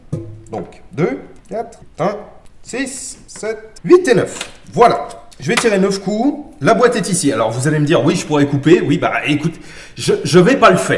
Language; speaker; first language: French; native; French